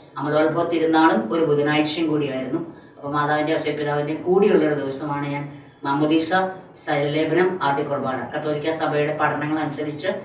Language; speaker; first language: Malayalam; non-native, local second language; Tamil